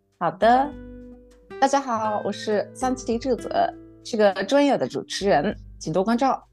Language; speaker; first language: Chinese; non-native, fluent; Japanese